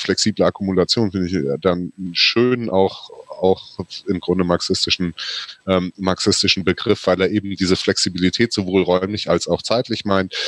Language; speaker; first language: German; native; German